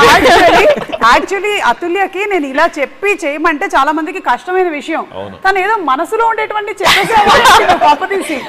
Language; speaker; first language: Telugu; native; Telugu